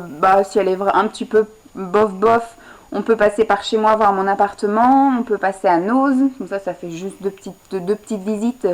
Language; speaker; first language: French; native; French